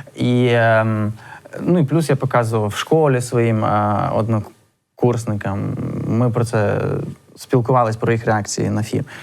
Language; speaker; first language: Ukrainian; non-native, local second language; Russian